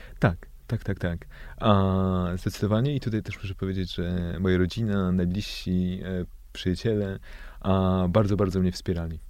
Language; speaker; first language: Polish; native; Polish